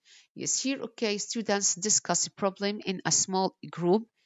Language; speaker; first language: English; non-native, fluent; Arabic